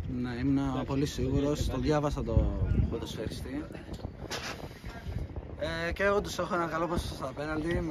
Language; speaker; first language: Greek; non-native, local second language; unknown